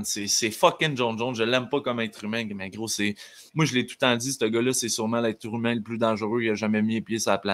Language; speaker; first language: French; native; French